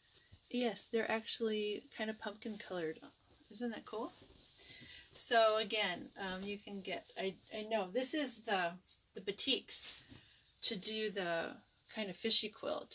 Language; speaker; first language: English; native; English